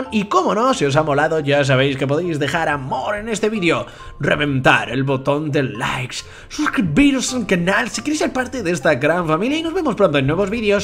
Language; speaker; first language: Spanish; native; Spanish